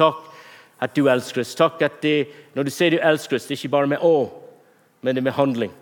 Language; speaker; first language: Norwegian; non-native, fluent; English